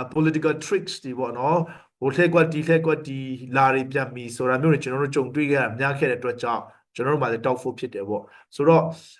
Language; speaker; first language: Burmese; non-native, local second language; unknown